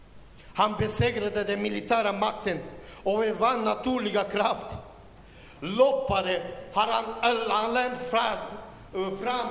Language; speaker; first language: Swedish; non-native, learner; Romanian